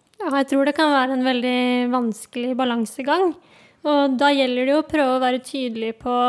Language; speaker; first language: Norwegian; native; Norwegian